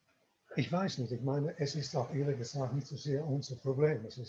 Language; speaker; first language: German; non-native, fluent; Dutch